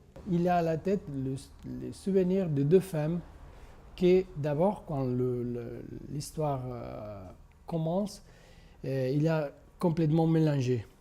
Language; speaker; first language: French; non-native, fluent; Spanish